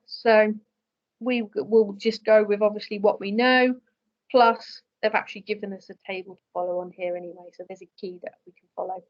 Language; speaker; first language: English; native; English